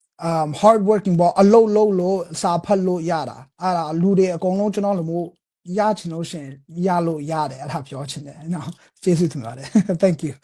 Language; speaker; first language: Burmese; non-native, learner; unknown